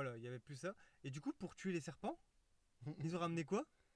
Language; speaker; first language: French; native; French